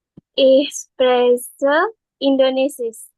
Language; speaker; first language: German; non-native, learner; Indonesian